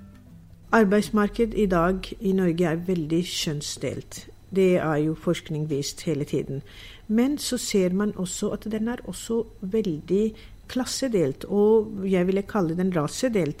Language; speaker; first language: Norwegian; non-native, fluent; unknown